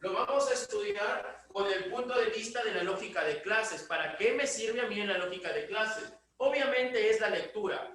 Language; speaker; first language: Spanish; native; Spanish